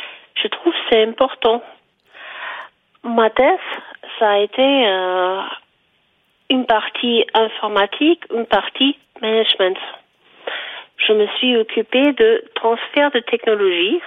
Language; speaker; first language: French; non-native, fluent; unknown